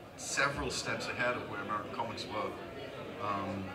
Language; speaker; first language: English; native; English